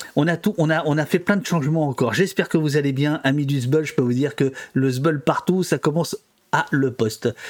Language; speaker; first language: French; native; French